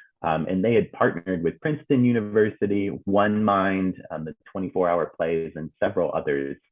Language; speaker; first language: English; native; English